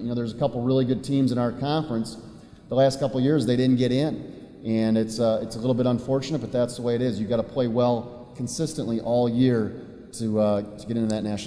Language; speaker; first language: English; native; English